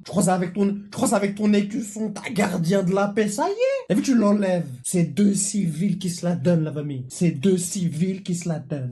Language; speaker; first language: French; native; French